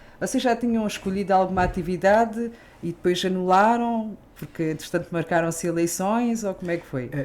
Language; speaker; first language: Portuguese; native; Portuguese